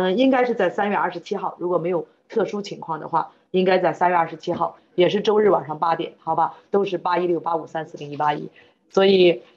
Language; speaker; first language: Chinese; native; Chinese